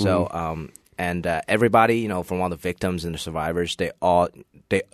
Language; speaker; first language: English; early bilingual, other home language; Cantonese